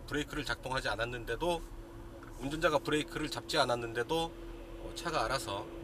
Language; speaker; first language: Korean; native; Korean